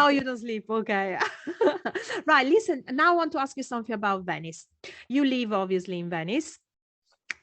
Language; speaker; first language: English; non-native, fluent; Italian